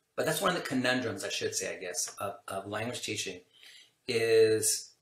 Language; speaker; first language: English; native; English